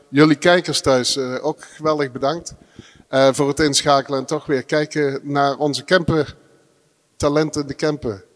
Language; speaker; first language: Dutch; native; Dutch